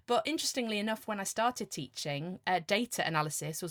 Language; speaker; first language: English; native; English